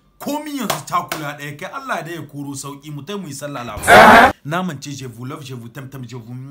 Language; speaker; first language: Hausa; native; Hausa